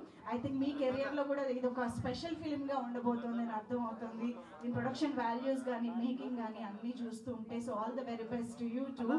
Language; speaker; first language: Telugu; native; Telugu